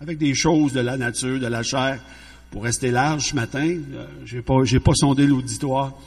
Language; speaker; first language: French; native; French